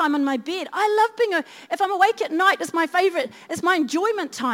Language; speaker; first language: English; native; English